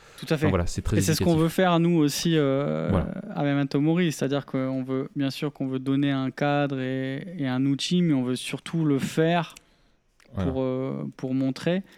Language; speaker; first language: French; native; French